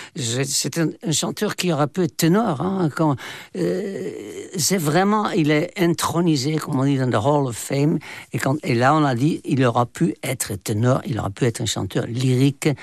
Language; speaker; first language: French; non-native, fluent; Dutch